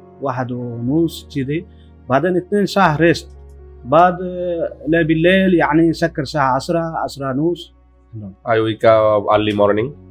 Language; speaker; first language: Arabic; non-native, learner; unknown